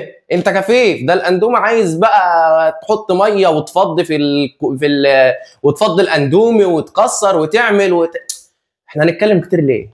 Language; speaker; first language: Arabic; native; Arabic